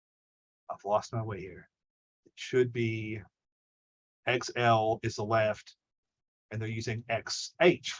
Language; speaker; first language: English; native; English